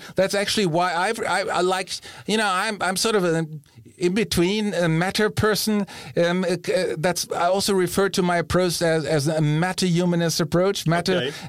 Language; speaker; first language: English; non-native, fluent; German